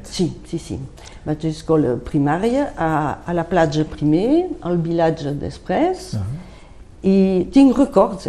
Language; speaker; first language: Catalan; non-native, local second language; French